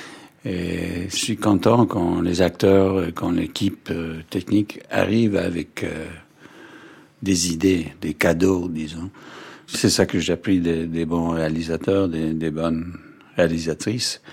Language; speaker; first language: French; non-native, fluent; English